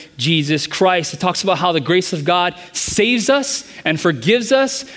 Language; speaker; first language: English; native; English